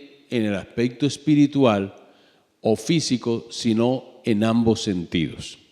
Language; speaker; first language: Spanish; native; Spanish